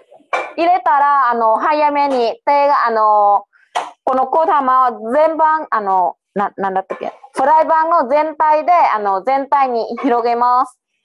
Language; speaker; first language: Japanese; non-native, learner; Vietnamese